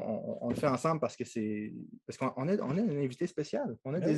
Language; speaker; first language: French; native; French